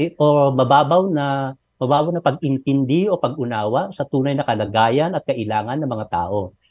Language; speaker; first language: Filipino; non-native, local second language; Iloko